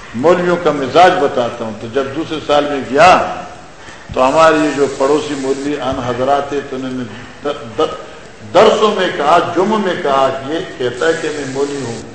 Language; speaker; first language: Urdu; non-native, local second language; Northern Hindko